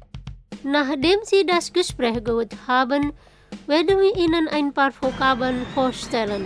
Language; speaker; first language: German; non-native, fluent; Indonesian